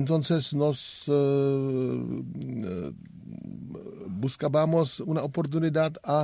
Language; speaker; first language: Spanish; non-native, learner; Czech